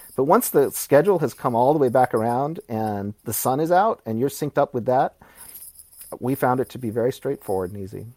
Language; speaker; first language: English; native; English